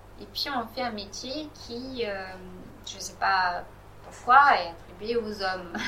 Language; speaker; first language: French; non-native, fluent; Romanian